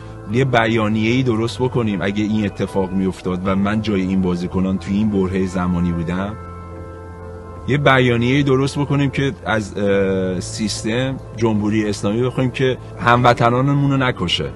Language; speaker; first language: Persian; native; Persian